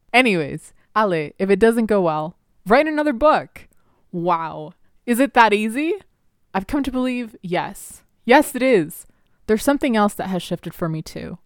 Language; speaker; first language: English; early bilingual, other home language; Spanish